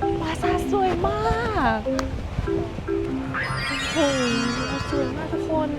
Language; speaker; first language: Thai; native; Thai